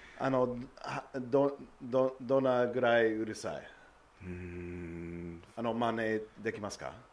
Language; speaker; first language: Japanese; non-native, learner; English